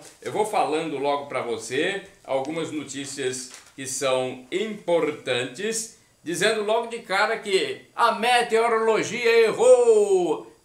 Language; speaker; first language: Portuguese; native; Portuguese